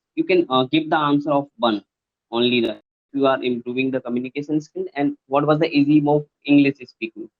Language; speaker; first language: English; non-native, learner; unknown